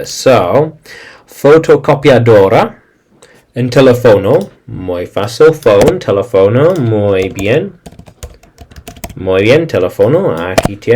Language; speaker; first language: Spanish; non-native, learner; English